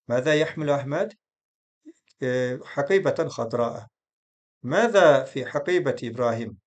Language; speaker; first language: Arabic; non-native, fluent; Turkish